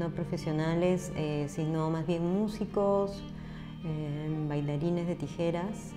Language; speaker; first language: Spanish; native; Spanish